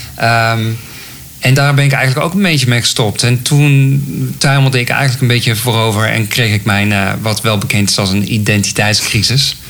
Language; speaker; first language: Dutch; native; Dutch